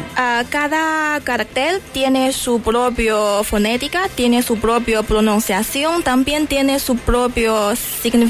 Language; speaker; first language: Spanish; non-native, learner; Chinese